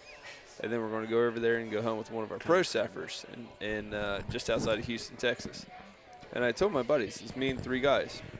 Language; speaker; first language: English; native; English